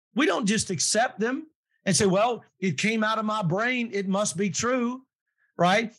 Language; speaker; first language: English; native; English